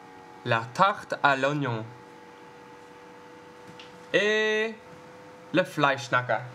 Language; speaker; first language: French; non-native, learner; English